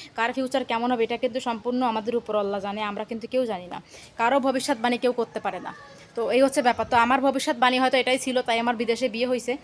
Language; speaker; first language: Bangla; native; Bangla